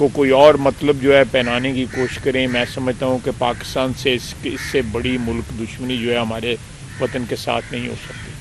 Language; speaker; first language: Urdu; non-native, local second language; Punjabi